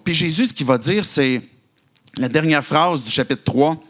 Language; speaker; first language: French; native; French